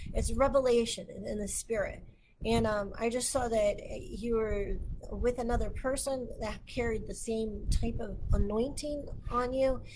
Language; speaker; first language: English; native; English